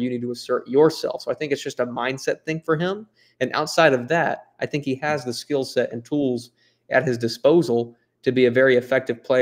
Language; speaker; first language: English; native; English